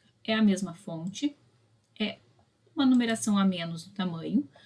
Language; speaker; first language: Portuguese; native; Portuguese